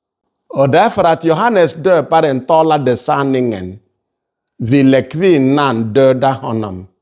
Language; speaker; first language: Swedish; non-native, fluent; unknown